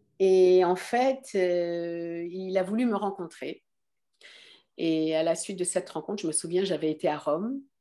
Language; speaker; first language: French; early bilingual, other home language; Arabic